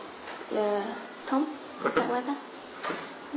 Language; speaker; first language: French; non-native, learner; English